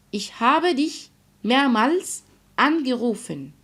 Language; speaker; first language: German; non-native, fluent; Arabic